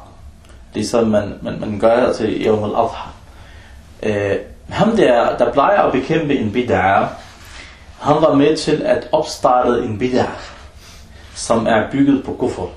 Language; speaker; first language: Danish; early bilingual, other home language; Arabic